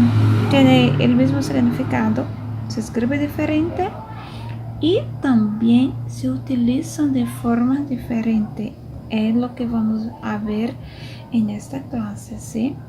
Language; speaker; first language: Spanish; non-native, fluent; Portuguese